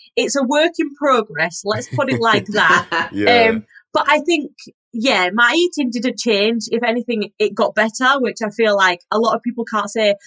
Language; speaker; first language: English; native; English